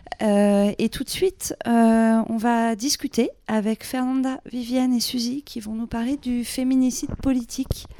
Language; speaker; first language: French; native; French